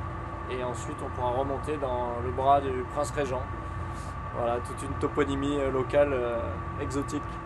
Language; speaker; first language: French; native; French